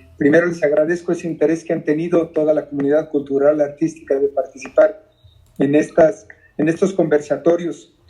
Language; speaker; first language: Spanish; native; Spanish